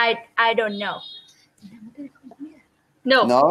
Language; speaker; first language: English; non-native, learner; Vietnamese